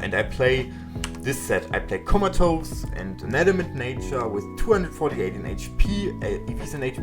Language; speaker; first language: English; non-native, fluent; German